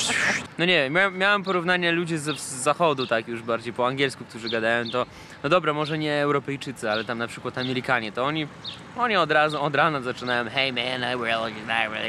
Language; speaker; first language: Polish; non-native, fluent; Russian